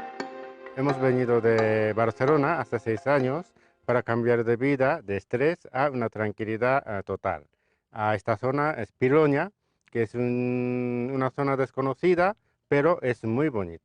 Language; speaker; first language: Spanish; non-native, fluent; Japanese